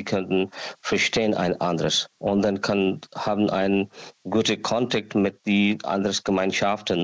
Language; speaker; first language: German; non-native, learner; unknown